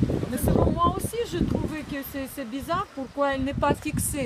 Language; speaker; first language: French; non-native, learner; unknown